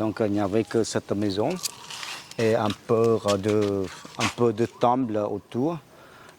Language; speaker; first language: French; non-native, fluent; Khmer